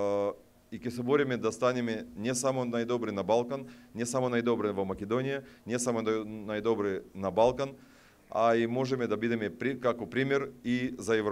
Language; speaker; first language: Macedonian; non-native, fluent; Russian